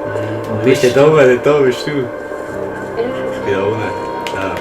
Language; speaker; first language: German; native; German